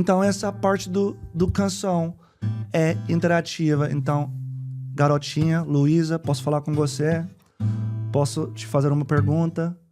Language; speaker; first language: Portuguese; non-native, learner; English